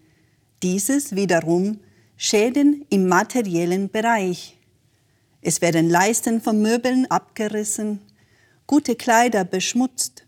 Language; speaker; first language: German; native; German